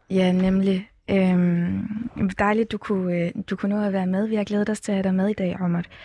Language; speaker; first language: Danish; early bilingual, other home language; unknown